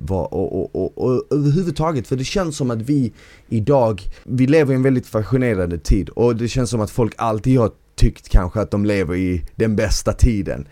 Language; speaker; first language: Swedish; early bilingual, other home language; Bosnian